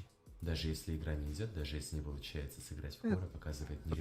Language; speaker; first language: Russian; native; Russian